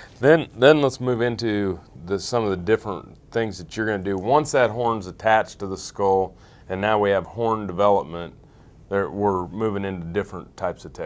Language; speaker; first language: English; native; English